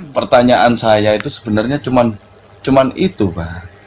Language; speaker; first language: Indonesian; native; Indonesian